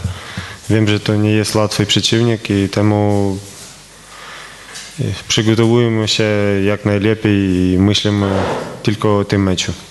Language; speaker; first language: Polish; non-native, fluent; Ukrainian